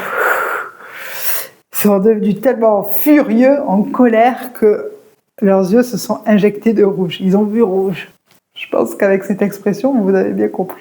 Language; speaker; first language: French; native; French